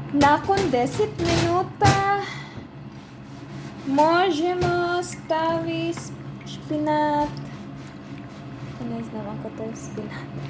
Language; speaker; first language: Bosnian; non-native, learner; Filipino